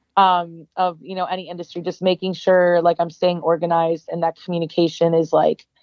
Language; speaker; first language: English; native; English